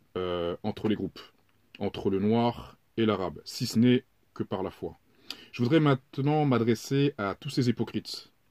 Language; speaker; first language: French; native; French